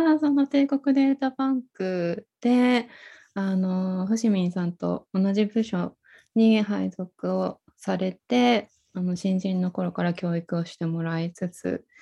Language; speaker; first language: Japanese; native; Japanese